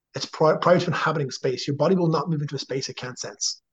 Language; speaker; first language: English; native; English